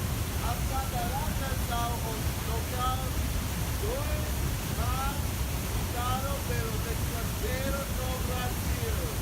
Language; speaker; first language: Portuguese; non-native, learner; English